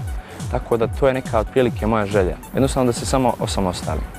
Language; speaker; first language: Bosnian; native; Bosnian